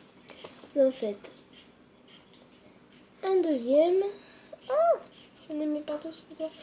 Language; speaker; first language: French; native; French